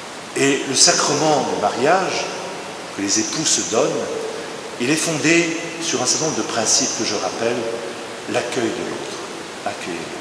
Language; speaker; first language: French; native; French